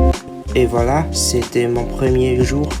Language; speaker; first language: French; non-native, fluent; Vietnamese